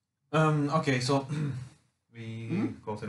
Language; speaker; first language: Swedish; non-native, fluent; Finnish